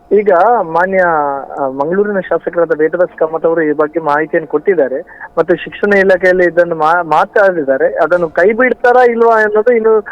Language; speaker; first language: Kannada; non-native, local second language; Tulu